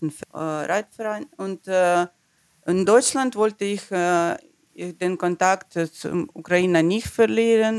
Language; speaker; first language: German; non-native, learner; Ukrainian